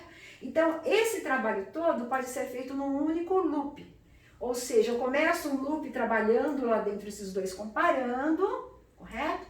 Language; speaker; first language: Portuguese; native; Portuguese